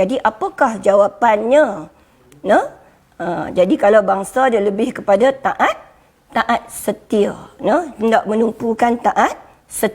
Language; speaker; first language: Malay; native; Malay